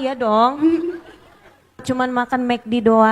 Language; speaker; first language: Indonesian; native; Indonesian